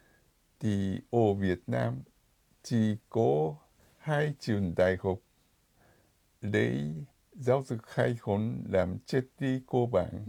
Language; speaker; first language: Vietnamese; non-native, fluent; Japanese